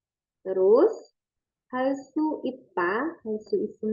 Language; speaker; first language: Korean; non-native, learner; Indonesian